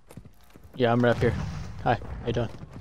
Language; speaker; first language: English; native; English